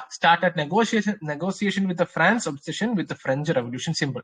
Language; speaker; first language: English; non-native, local second language; Malayalam